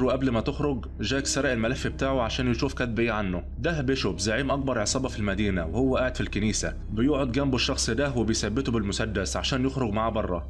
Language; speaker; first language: Arabic; native; Arabic